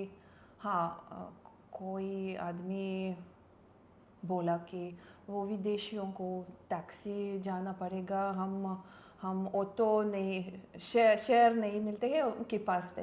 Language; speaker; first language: Hindi; non-native, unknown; Lithuanian